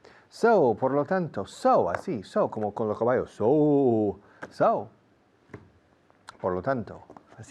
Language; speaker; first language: Spanish; non-native, fluent; English